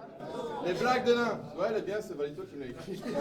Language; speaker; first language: French; native; French